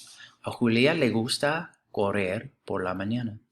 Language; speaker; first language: Spanish; non-native, fluent; English